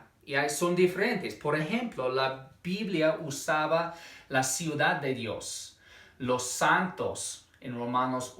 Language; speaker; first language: Spanish; non-native, fluent; English